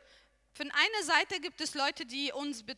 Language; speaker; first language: German; non-native, learner; Arabic